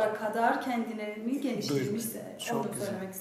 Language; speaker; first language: Turkish; non-native, fluent; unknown